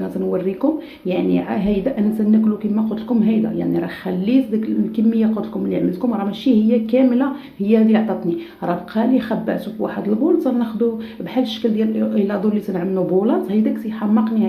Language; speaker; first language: Arabic; native; Arabic